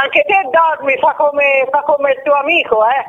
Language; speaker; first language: Italian; native; Italian